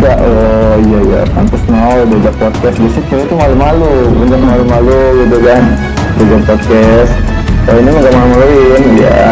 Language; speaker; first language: Indonesian; native; Indonesian